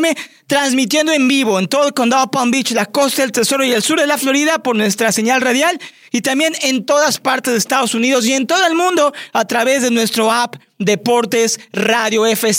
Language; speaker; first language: Spanish; native; Spanish